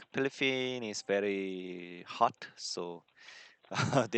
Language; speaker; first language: English; non-native, learner; Korean